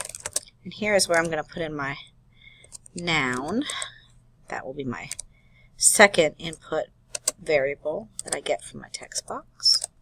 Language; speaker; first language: English; native; English